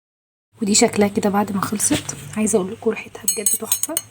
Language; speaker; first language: Arabic; native; Arabic